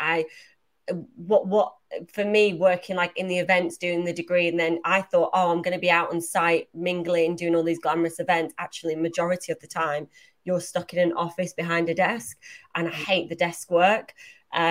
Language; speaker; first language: English; native; English